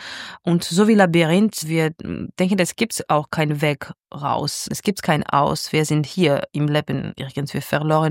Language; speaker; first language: German; non-native, fluent; Georgian